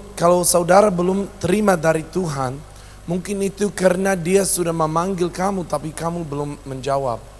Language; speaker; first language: Indonesian; non-native, local second language; English